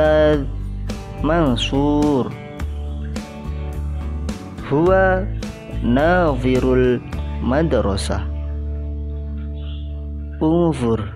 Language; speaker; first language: Arabic; non-native, learner; Indonesian